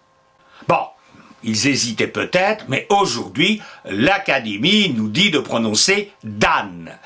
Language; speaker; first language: French; native; French